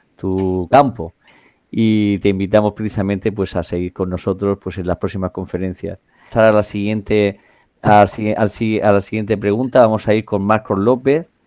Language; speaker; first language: Spanish; native; Spanish